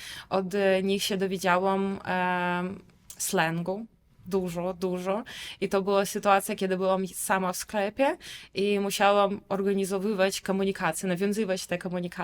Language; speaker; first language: Polish; non-native, fluent; Russian